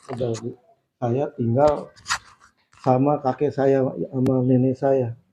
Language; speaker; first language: Indonesian; native; Indonesian